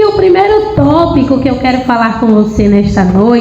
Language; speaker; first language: Portuguese; native; Portuguese